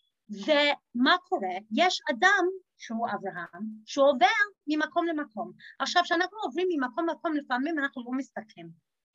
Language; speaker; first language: Hebrew; non-native, fluent; English